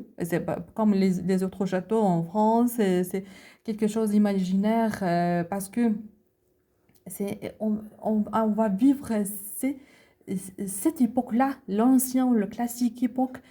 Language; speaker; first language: French; non-native, learner; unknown